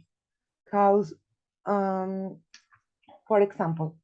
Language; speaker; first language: English; non-native, learner; Spanish